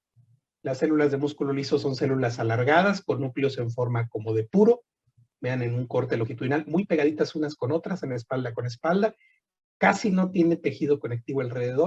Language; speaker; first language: Spanish; native; Spanish